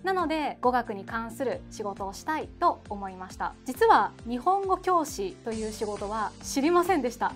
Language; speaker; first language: Japanese; native; Japanese